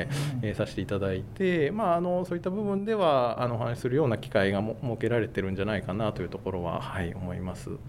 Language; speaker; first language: Japanese; native; Japanese